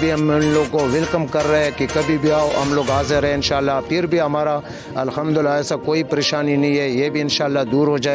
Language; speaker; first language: Hindi; non-native, local second language; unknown